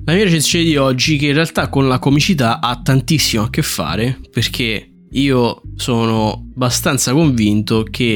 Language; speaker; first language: Italian; native; Italian